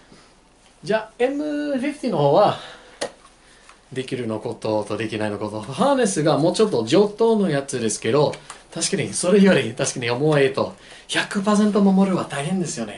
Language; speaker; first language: Japanese; non-native, fluent; English